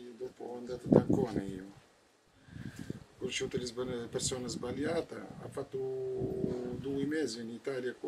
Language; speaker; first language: Italian; non-native, learner; Arabic